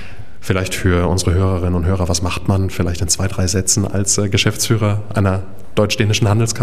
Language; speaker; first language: German; native; German